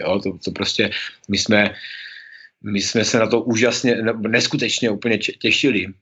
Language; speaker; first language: Czech; early bilingual, heritage; Czech